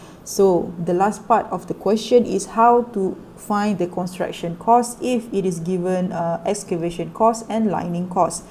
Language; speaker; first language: English; non-native, local second language; Malay